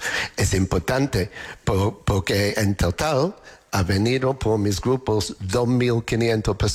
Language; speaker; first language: Spanish; non-native, fluent; English